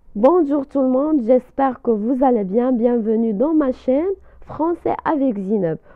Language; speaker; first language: French; non-native, local second language; Arabic